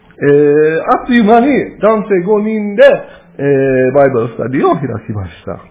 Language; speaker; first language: Japanese; non-native, fluent; English